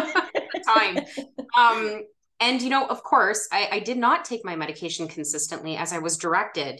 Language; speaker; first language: English; native; English